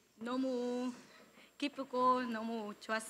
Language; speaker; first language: Korean; non-native, learner; Vietnamese